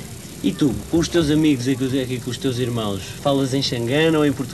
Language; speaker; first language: Portuguese; native; Portuguese